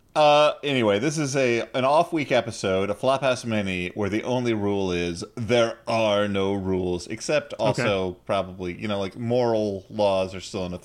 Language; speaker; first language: English; native; English